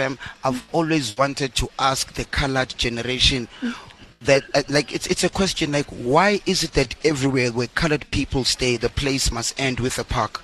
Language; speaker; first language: English; non-native, local second language; Zulu